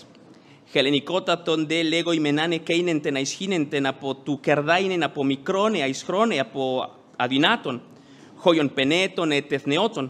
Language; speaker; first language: Greek; non-native, fluent; Spanish